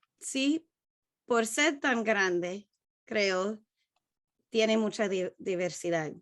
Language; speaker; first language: Spanish; non-native, learner; English